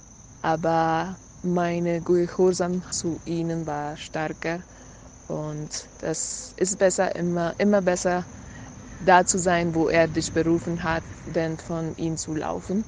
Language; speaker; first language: German; non-native, learner; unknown